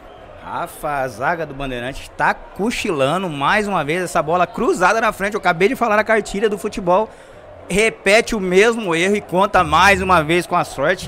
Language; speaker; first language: Portuguese; native; Portuguese